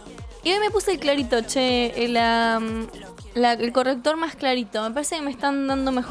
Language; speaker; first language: Spanish; native; Spanish